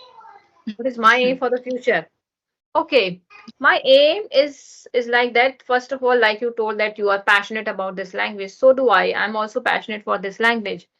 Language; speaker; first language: English; non-native, learner; Hindi